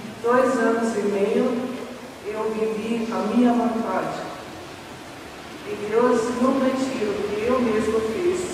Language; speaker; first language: Portuguese; non-native, fluent; German